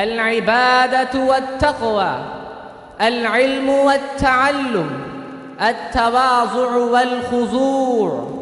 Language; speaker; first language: Arabic; non-native, learner; Urdu